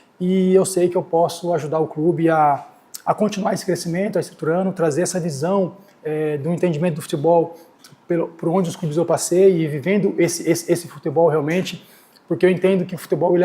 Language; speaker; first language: Portuguese; native; Portuguese